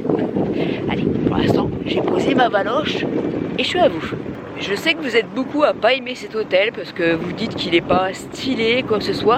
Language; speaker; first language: French; native; French